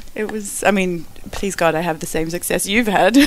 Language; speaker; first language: English; native; English